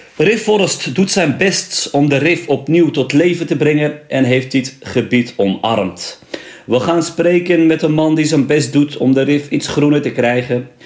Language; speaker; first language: Dutch; early bilingual, other home language; Riffian